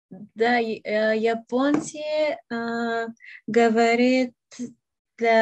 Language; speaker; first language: Russian; non-native, learner; Bulgarian